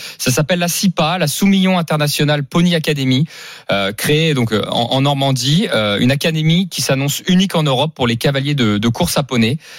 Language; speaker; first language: French; native; French